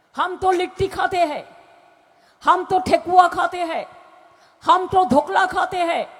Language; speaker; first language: Hindi; non-native, local second language; Bangla